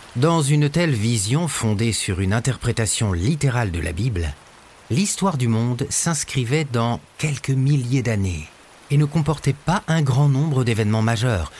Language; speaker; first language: French; native; French